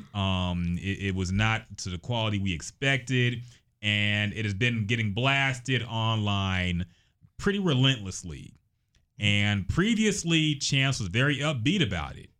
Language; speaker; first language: English; native; English